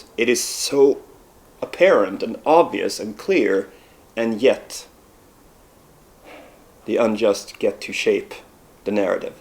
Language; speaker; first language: English; non-native, fluent; Swedish